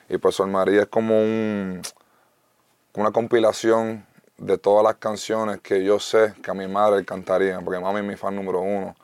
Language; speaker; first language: Spanish; early bilingual, other home language; English